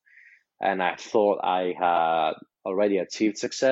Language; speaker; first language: English; non-native, fluent; Greek